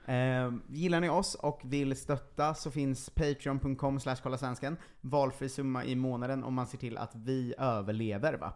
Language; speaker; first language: Swedish; native; Swedish